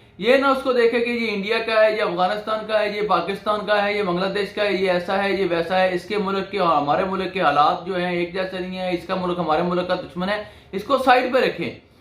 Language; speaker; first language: Urdu; non-native, local second language; Punjabi